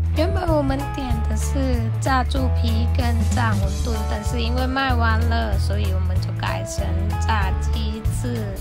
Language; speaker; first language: Chinese; non-native, fluent; Thai